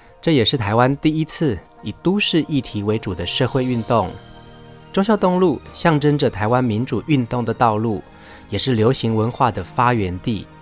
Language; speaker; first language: Chinese; native; Chinese